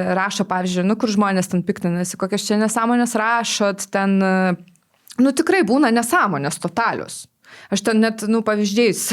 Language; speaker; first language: Lithuanian; non-native, local second language; Polish